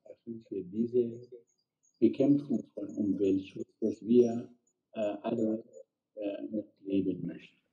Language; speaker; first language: German; non-native, fluent; Arabic